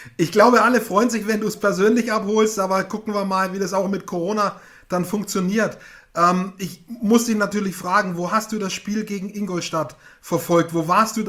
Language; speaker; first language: German; native; German